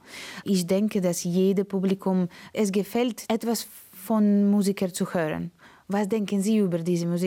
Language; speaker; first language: German; non-native, learner; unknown